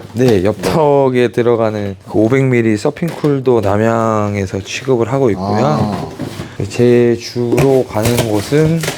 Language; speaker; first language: Korean; native; Korean